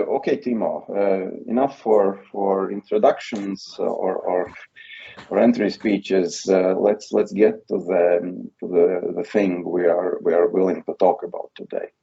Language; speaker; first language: English; non-native, fluent; Latvian